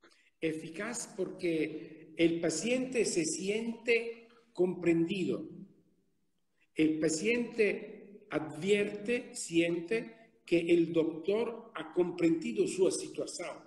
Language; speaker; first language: Spanish; non-native, fluent; Italian